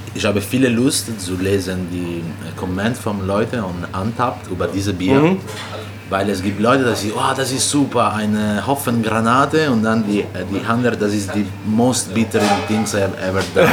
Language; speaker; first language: German; non-native, learner; Italian